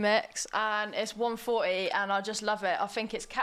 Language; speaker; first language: English; native; English